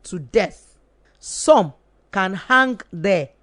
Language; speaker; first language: English; non-native, local second language; Yoruba